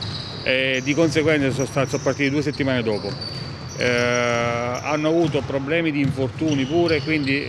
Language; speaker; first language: Italian; native; Italian